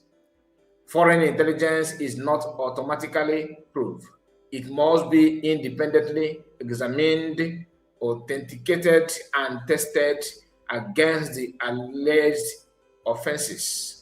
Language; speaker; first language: English; non-native, local second language; Igbo